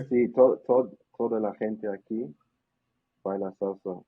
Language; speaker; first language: Spanish; non-native, learner; English